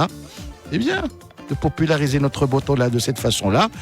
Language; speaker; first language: French; native; French